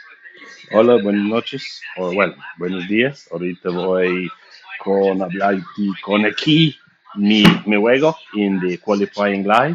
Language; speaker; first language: Spanish; non-native, learner; English